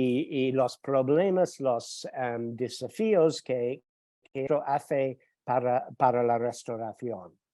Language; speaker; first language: Spanish; non-native, fluent; English